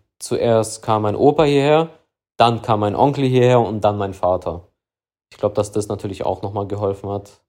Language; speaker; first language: German; early bilingual, other home language; Russian